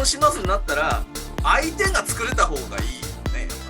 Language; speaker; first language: Japanese; native; Japanese